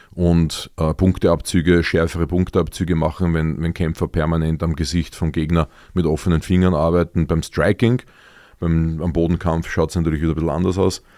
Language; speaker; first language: German; native; German